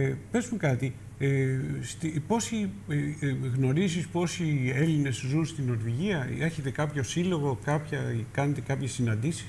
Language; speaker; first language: Greek; native; Greek